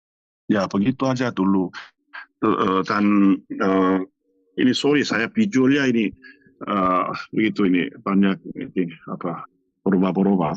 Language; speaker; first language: Indonesian; non-native, fluent; Korean